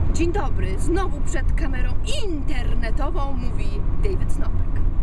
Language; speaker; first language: Polish; non-native, fluent; English